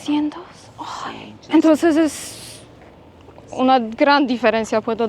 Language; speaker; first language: Spanish; non-native, fluent; Polish